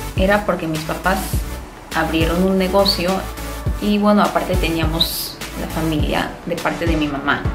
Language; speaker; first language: Spanish; early bilingual, heritage; Korean